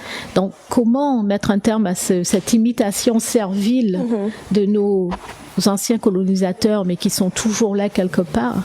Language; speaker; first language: French; native; French